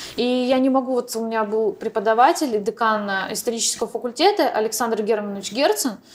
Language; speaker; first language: Russian; non-native, local second language; Crimean Tatar